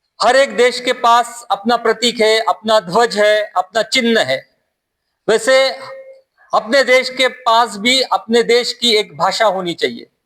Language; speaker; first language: Hindi; non-native, local second language; Marathi